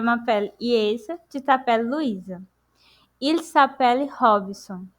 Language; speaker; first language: French; non-native, fluent; Portuguese